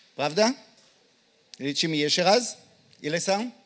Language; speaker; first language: Polish; non-native, learner; Hebrew